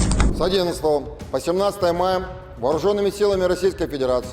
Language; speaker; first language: Russian; native; Russian